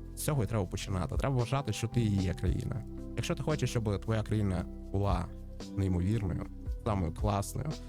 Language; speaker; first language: Ukrainian; non-native, local second language; Russian